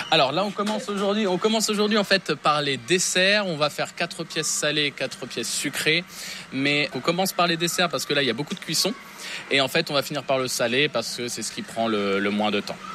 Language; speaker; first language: French; native; French